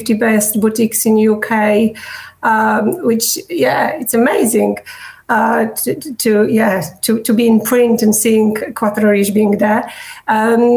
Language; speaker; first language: English; non-native, fluent; Polish